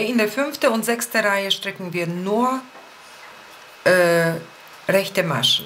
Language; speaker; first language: German; non-native, fluent; Polish